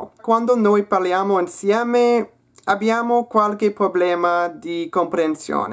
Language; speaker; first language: Italian; non-native, learner; English